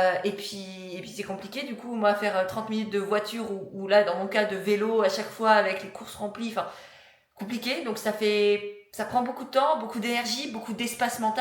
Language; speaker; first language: French; native; French